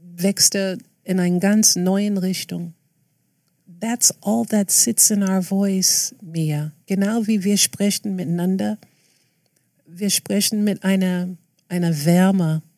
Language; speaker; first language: German; non-native, fluent; English